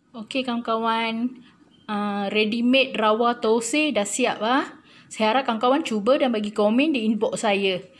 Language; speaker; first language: Malay; non-native, local second language; Tamil